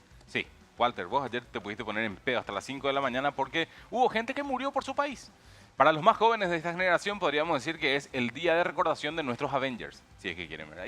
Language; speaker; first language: Spanish; native; Spanish